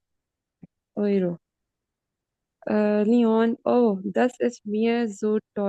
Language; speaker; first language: German; non-native, learner; Hindi